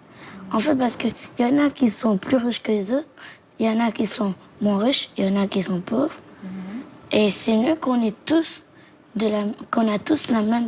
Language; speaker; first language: French; early bilingual, other home language; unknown